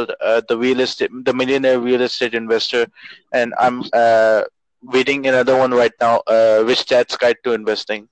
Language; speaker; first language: English; non-native, local second language; Urdu